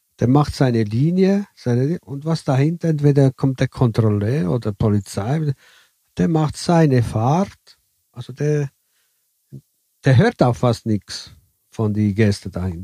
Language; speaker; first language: German; early bilingual, heritage; Italian